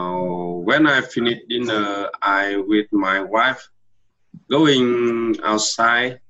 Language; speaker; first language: English; non-native, learner; Vietnamese